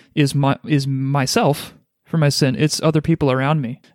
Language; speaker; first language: English; native; English